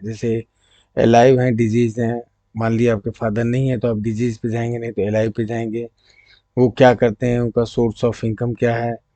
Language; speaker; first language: Hindi; native; Hindi